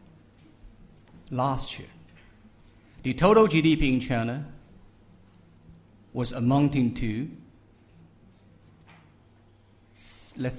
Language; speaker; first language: English; non-native, fluent; Chinese